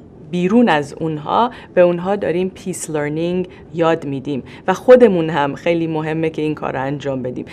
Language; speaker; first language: Persian; native; Persian